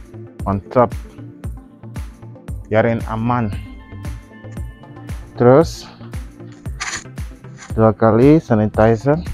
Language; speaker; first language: Indonesian; non-native, learner; English